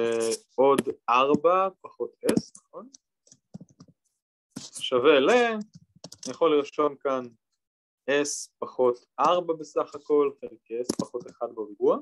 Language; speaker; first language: Hebrew; native; Hebrew